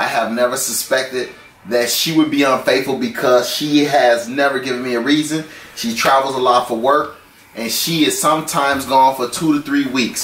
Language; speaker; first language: English; native; English